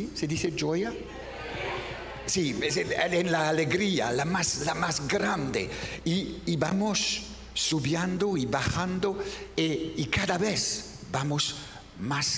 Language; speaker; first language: Spanish; non-native, fluent; French